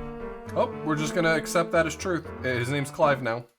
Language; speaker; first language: English; native; English